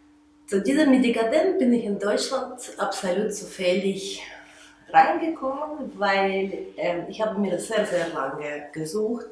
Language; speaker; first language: German; non-native, fluent; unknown